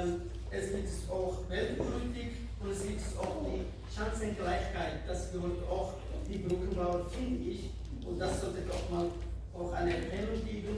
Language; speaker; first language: German; non-native, fluent; Somali